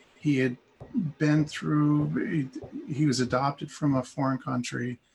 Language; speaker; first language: English; native; English